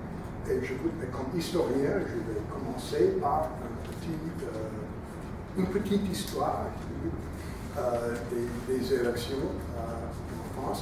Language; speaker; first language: French; non-native, fluent; English